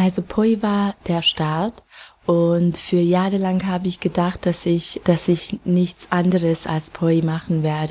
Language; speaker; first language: German; non-native, fluent; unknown